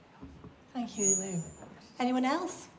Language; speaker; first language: English; native; English